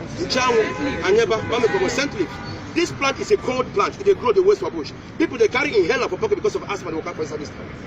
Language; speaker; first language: Nigerian Pidgin; non-native, local second language; Yoruba